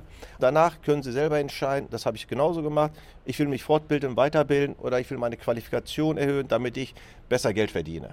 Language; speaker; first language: German; early bilingual, other home language; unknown